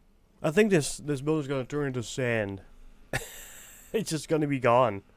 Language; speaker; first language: English; non-native, fluent; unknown